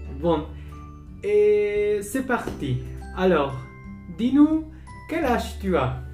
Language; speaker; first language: French; non-native, learner; Spanish